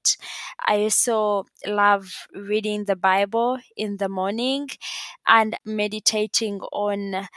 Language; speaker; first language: English; non-native, local second language; Ganda